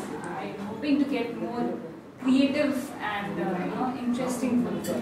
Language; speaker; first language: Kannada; non-native, fluent; Hindi